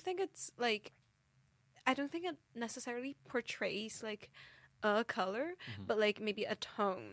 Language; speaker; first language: English; non-native, local second language; Cantonese